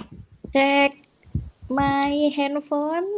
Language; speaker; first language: English; non-native, learner; Indonesian